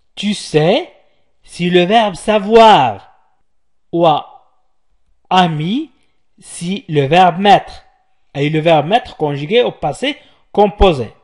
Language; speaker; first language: French; non-native, local second language; Arabic